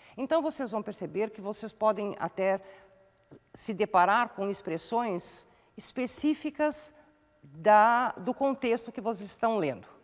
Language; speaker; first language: Portuguese; native; Portuguese